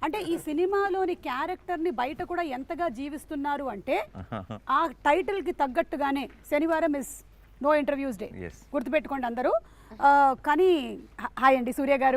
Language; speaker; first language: Telugu; native; Telugu